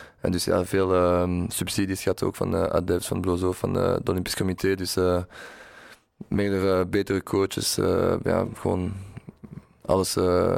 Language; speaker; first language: Dutch; non-native, local second language; French